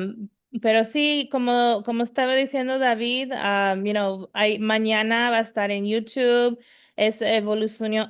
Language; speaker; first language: Spanish; early bilingual, heritage; Spanish